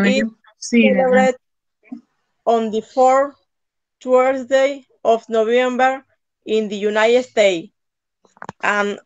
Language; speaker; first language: English; non-native, learner; Spanish